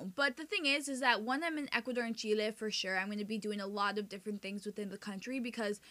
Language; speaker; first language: English; early bilingual, other home language; Spanish